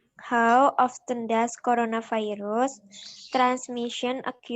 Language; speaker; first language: English; non-native, learner; Indonesian